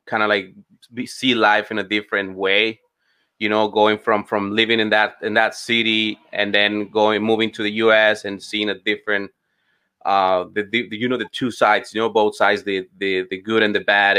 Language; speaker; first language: English; non-native, fluent; Spanish